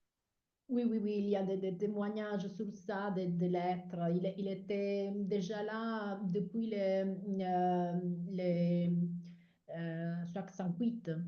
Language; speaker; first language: French; non-native, fluent; Italian